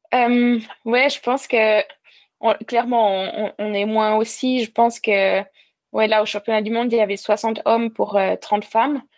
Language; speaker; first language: French; native; French